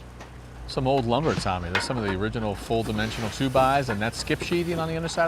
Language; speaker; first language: English; native; English